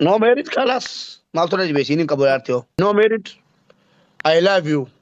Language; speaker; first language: English; non-native, learner; Oromo